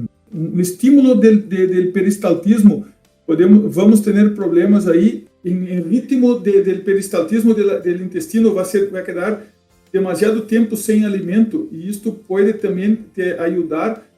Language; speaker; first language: Spanish; non-native, fluent; Portuguese